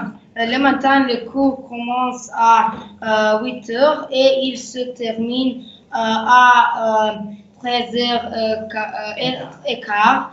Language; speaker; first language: French; non-native, learner; Serbian